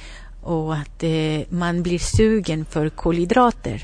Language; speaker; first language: Swedish; non-native, fluent; Spanish